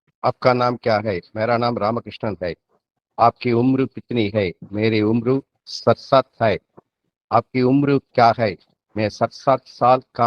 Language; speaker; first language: Hindi; non-native, learner; Tamil